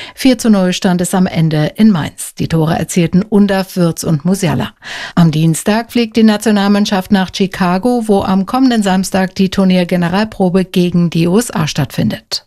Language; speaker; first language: German; native; German